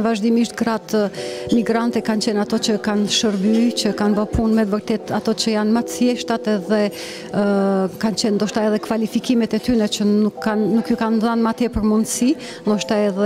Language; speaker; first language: Albanian; native; Albanian